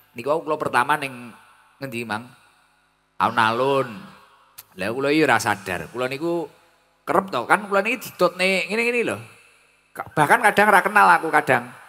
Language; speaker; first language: Indonesian; non-native, local second language; Javanese